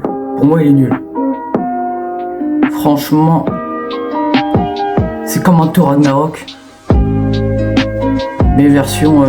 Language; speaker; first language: French; native; French